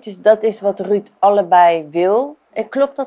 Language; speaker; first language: Dutch; non-native, fluent; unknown